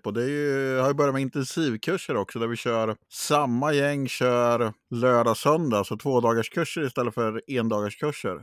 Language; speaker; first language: Swedish; native; Swedish